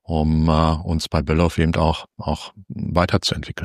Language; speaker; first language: German; native; German